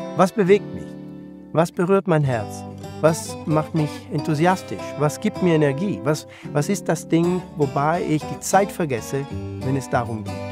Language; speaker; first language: German; non-native, fluent; Italian